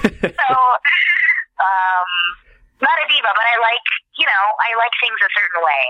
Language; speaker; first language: English; native; English